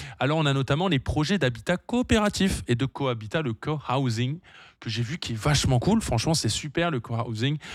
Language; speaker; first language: French; native; French